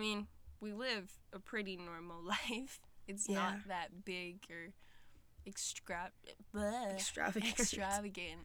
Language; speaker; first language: English; native; English